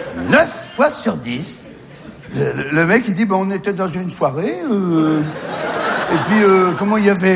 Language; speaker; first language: French; native; French